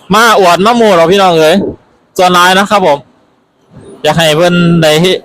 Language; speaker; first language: Thai; native; Thai